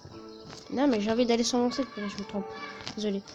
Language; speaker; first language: French; native; French